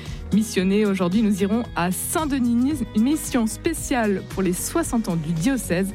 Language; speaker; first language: French; native; French